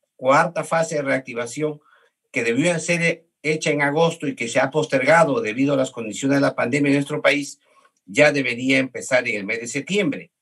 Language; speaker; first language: Spanish; native; Spanish